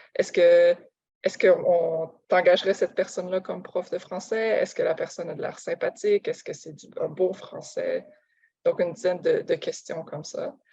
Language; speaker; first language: French; native; French